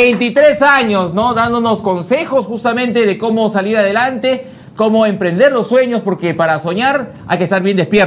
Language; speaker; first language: Spanish; native; Spanish